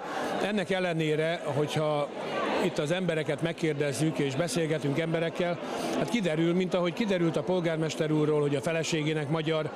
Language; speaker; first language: Hungarian; native; Hungarian